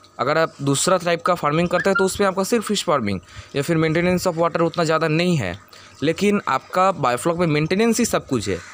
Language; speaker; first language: Hindi; non-native, local second language; Bangla